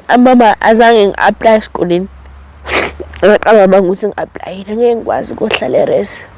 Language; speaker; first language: Zulu; native; Zulu